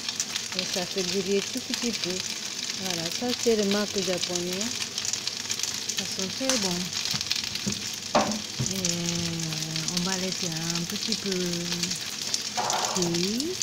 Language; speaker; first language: French; non-native, learner; Japanese